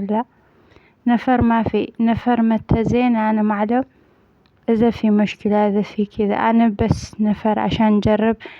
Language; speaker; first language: Arabic; non-native, learner; Amharic